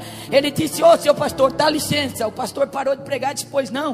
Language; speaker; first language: Portuguese; native; Portuguese